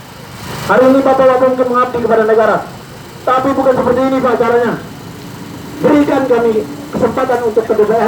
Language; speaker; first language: Indonesian; native; Indonesian